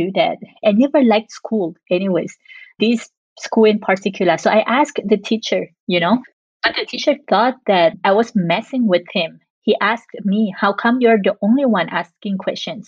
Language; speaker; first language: English; non-native, fluent; French